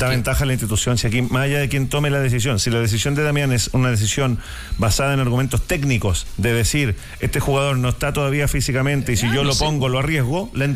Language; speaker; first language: Spanish; native; Spanish